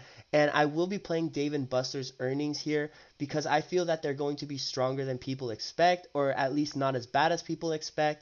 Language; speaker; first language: English; native; English